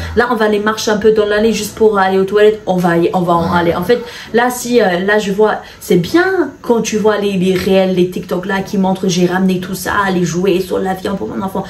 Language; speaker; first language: French; non-native, fluent; English